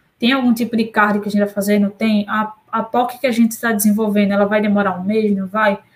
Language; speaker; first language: Portuguese; native; Portuguese